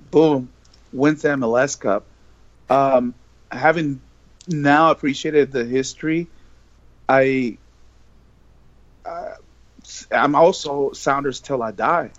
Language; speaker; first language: English; early bilingual, other home language; Spanish